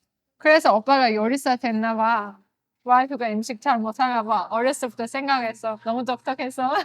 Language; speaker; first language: Korean; non-native, learner; Azerbaijani